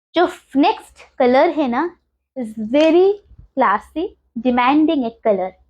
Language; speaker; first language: Hindi; non-native, local second language; Bangla